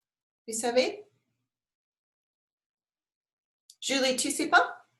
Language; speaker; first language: French; non-native, learner; English